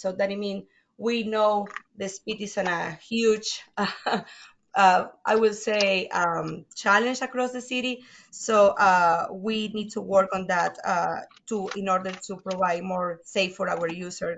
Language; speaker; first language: English; non-native, fluent; Spanish